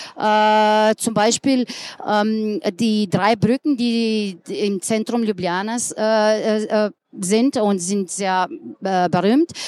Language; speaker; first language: German; non-native, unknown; Slovenian